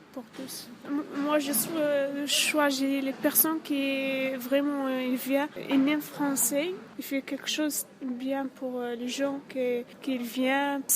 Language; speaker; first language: French; non-native, learner; Arabic